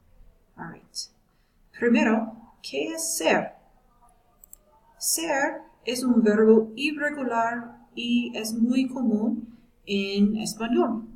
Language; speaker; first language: Spanish; non-native, fluent; English